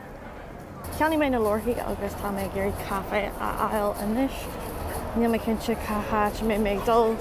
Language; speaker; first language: Irish; non-native, learner; English